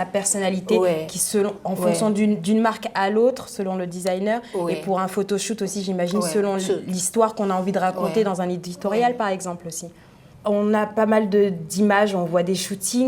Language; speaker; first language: French; native; French